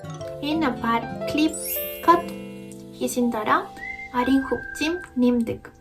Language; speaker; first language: Mongolian; non-native, learner; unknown